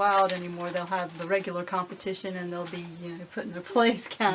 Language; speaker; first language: English; native; English